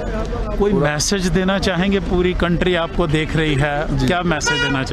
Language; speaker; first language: Hindi; native; Hindi